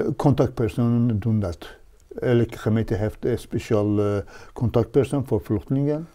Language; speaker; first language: Dutch; non-native, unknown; Persian